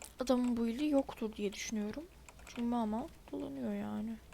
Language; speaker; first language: Turkish; native; Turkish